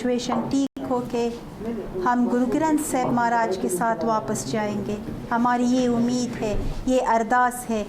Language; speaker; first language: Hindi; non-native, fluent; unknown